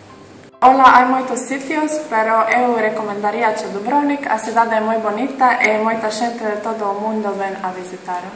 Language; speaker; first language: Galician; non-native, learner; Croatian